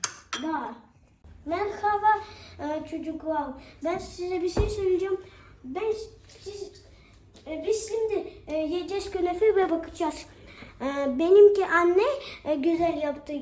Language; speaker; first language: Turkish; early bilingual, other home language; Russian